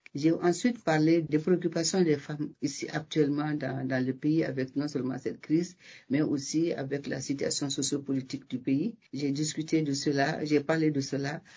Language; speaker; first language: French; non-native, local second language; Bambara